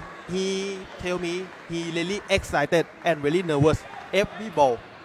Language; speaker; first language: English; non-native, learner; Thai